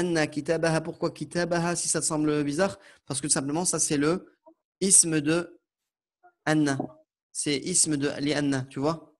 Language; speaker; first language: French; native; French